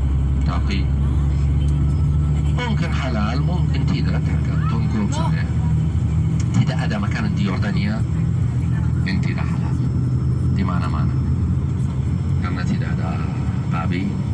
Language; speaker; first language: Indonesian; non-native, learner; Arabic